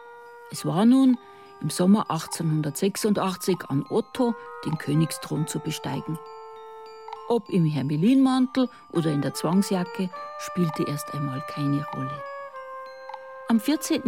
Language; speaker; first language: German; native; German